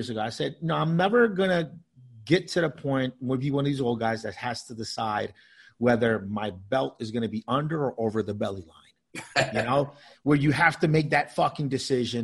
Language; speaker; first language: English; native; English